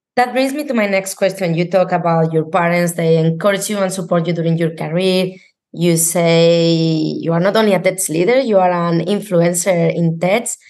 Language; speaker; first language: English; non-native, fluent; Spanish